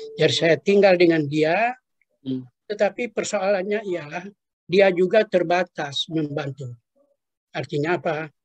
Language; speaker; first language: Indonesian; non-native, local second language; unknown